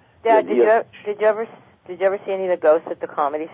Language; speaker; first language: English; native; English